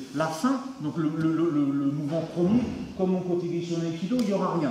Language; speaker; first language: French; native; French